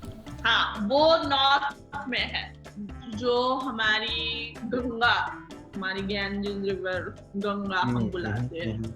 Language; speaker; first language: Hindi; non-native, local second language; Marathi